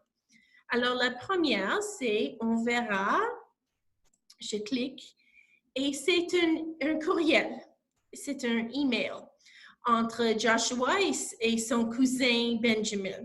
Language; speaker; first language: French; non-native, local second language; English